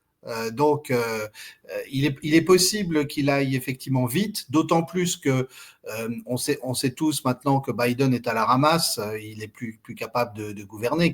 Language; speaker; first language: French; native; French